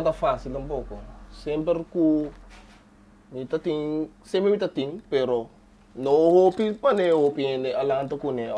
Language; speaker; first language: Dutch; non-native, local second language; Papiamento